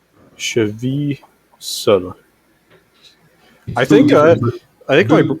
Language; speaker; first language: French; non-native, fluent; English